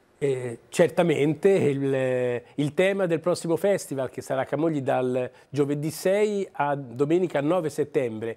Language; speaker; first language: Italian; native; Italian